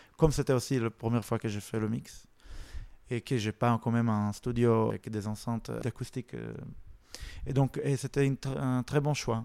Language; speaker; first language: French; non-native, fluent; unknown